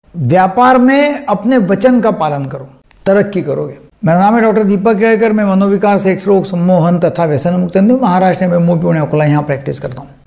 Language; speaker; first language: Hindi; non-native, local second language; Marathi